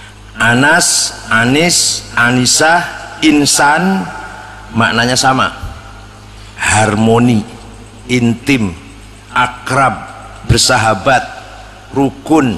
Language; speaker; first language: Indonesian; native; Indonesian